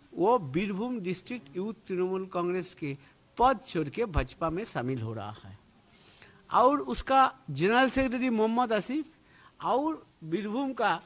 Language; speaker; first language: Hindi; non-native, local second language; Bangla